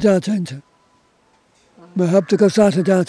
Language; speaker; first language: Nepali; non-native, learner; English